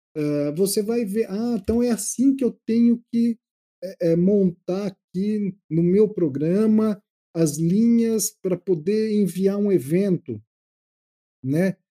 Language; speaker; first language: Portuguese; native; Portuguese